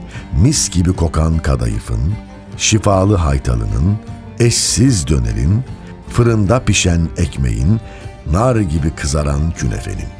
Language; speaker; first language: Turkish; native; Turkish